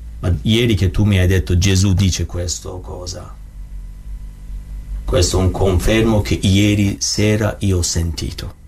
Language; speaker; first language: Italian; non-native, learner; Persian